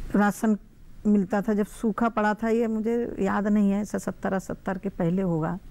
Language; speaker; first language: Hindi; native; Hindi